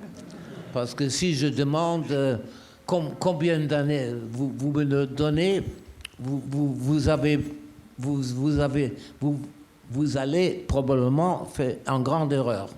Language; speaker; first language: French; non-native, fluent; German